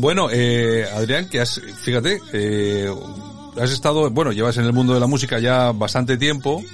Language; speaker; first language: Spanish; native; Spanish